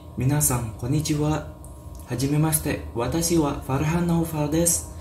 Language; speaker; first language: Japanese; non-native, learner; Indonesian